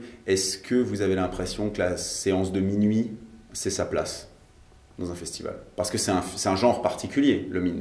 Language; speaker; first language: French; native; French